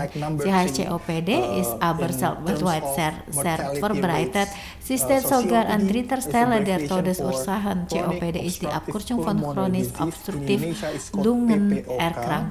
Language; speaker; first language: German; non-native, fluent; Indonesian